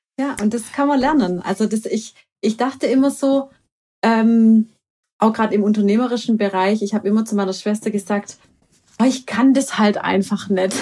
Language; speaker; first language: German; early bilingual, other home language; Croatian